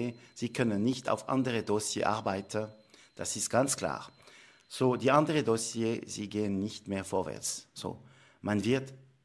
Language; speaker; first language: German; non-native, local second language; French